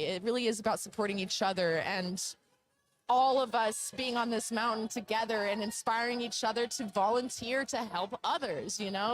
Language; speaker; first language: English; native; English